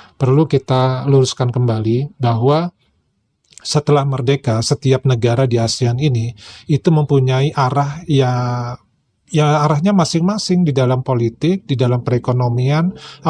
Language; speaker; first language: Indonesian; native; Indonesian